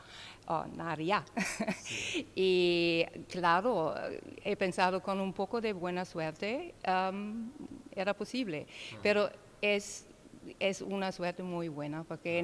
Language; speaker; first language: Spanish; non-native, learner; German